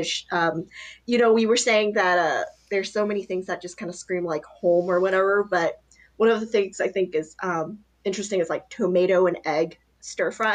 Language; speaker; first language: English; early bilingual, other home language; Chinese